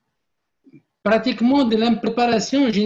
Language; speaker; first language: French; non-native, local second language; Arabic